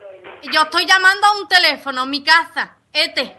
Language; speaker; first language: Spanish; native; Spanish